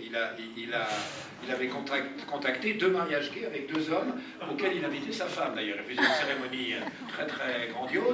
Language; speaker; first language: French; native; French